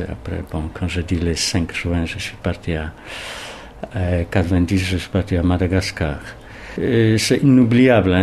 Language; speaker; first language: French; non-native, fluent; Polish